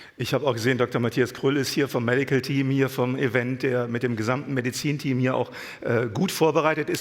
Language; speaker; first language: German; native; German